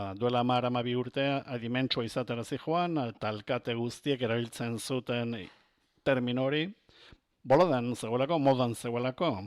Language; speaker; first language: Basque; non-native, local second language; Spanish